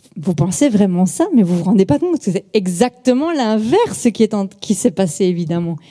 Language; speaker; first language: French; native; French